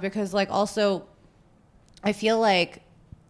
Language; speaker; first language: English; native; English